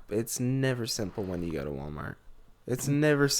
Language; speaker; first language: English; native; English